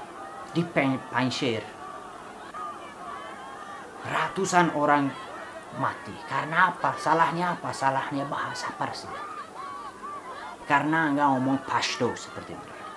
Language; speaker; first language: Indonesian; non-native, fluent; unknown